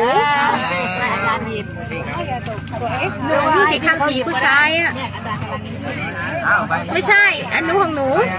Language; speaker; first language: Thai; native; Thai